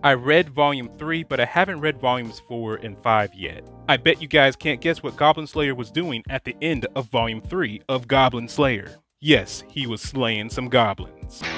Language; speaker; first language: English; native; English